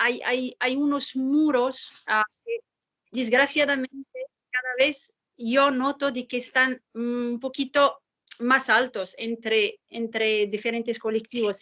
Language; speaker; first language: Spanish; non-native, fluent; Arabic